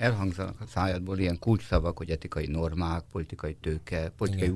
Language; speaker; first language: Hungarian; native; Hungarian